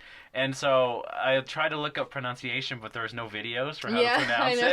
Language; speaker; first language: English; native; English